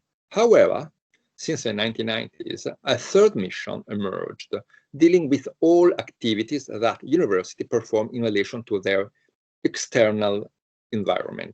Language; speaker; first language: English; non-native, fluent; Italian